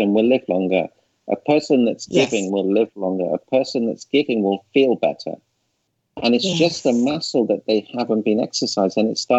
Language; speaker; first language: English; native; English